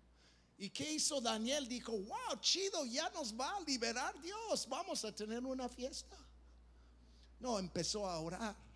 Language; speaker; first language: Spanish; non-native, fluent; English